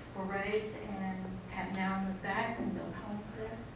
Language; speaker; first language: English; native; English